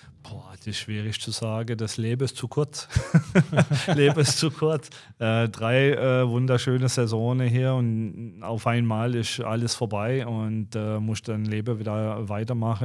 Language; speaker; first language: German; non-native, fluent; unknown